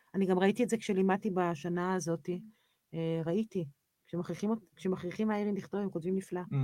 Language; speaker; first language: Hebrew; native; Hebrew